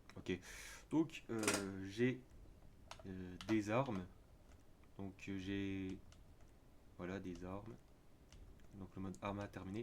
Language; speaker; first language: French; native; French